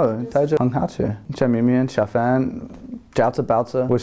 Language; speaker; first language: Chinese; non-native, learner; English